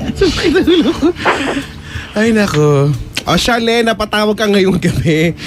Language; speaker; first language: Filipino; native; Filipino